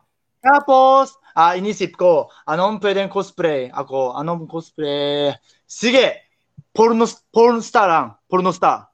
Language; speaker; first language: Filipino; non-native, learner; Japanese